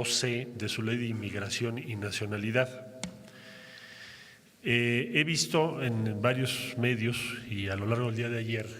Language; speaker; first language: Spanish; native; Spanish